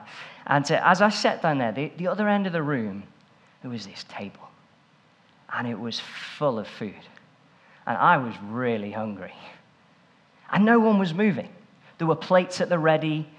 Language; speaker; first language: English; native; English